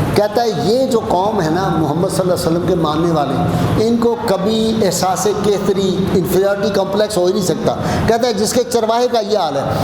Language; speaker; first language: Urdu; non-native, local second language; Punjabi